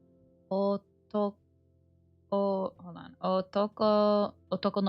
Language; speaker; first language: Japanese; non-native, learner; English